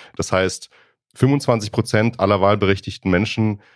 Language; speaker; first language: German; native; German